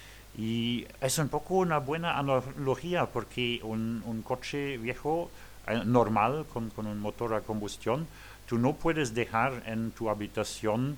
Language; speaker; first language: Spanish; non-native, learner; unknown